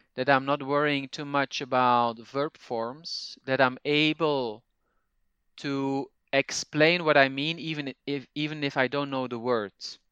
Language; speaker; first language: English; non-native, fluent; Dutch